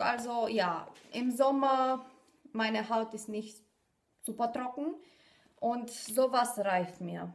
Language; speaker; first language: German; non-native, fluent; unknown